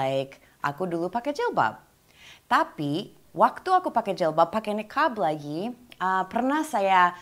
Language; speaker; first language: Indonesian; non-native, fluent; English